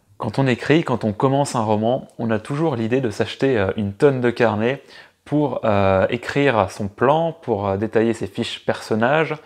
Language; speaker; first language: French; native; French